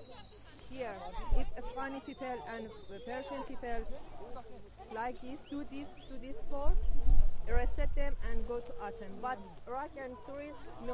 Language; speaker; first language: English; non-native, learner; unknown